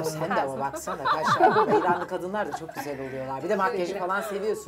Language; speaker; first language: Turkish; native; Turkish